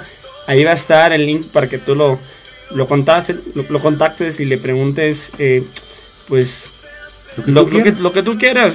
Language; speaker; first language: Spanish; native; Spanish